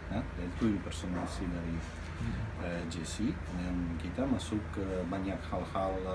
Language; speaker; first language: Indonesian; non-native, fluent; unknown